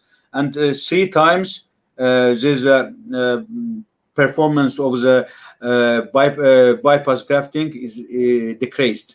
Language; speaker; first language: English; non-native, learner; Russian